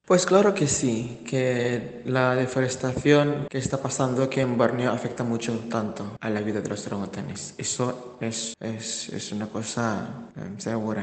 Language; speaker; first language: Spanish; non-native, fluent; Indonesian